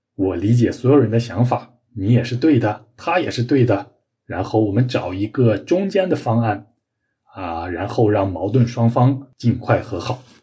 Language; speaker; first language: Chinese; native; Chinese